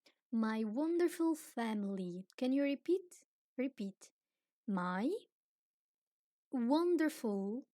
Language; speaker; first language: English; non-native, fluent; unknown